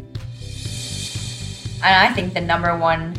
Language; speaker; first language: English; native; English